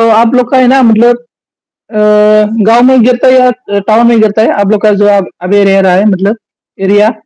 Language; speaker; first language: Hindi; non-native, local second language; Bodo